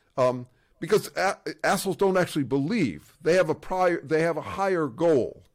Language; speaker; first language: English; native; English